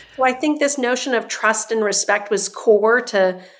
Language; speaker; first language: English; non-native, fluent; Persian